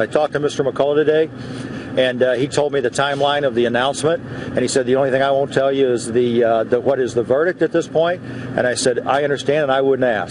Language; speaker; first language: English; native; English